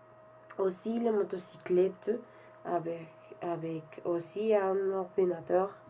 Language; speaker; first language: French; non-native, learner; Spanish